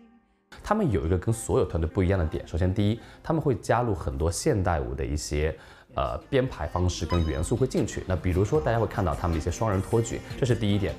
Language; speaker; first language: Chinese; native; Chinese